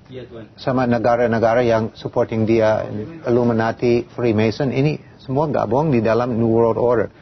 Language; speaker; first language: Indonesian; non-native, fluent; English